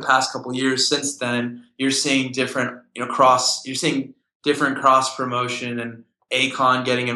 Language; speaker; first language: English; native; English